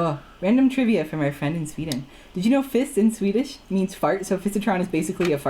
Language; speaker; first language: English; native; English